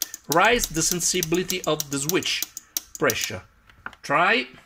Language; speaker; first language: English; non-native, learner; Italian